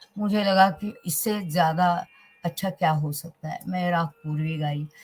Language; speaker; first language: Hindi; non-native, local second language; Marathi